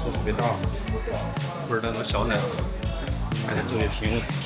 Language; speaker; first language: Chinese; native; Chinese